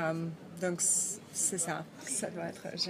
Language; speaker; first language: French; non-native, learner; Russian